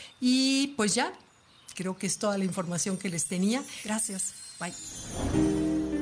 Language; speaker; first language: Spanish; native; Spanish